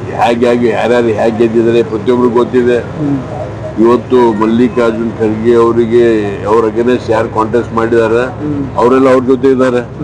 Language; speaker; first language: Kannada; non-native, local second language; Lambadi